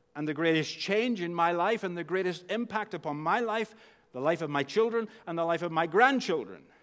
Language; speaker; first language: English; native; English